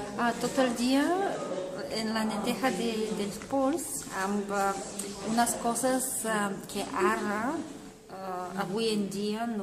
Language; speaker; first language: Catalan; non-native, local second language; Spanish